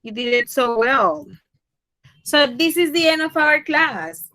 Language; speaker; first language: English; non-native, fluent; Spanish